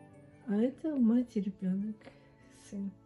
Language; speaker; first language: Russian; non-native, local second language; Tajik